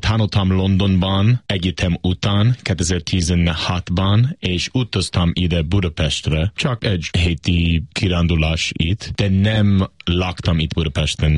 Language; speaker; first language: Hungarian; non-native, learner; English